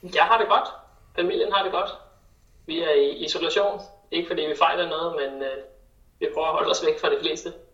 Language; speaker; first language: Danish; native; Danish